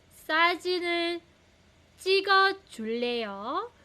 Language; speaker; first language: Korean; non-native, fluent; Filipino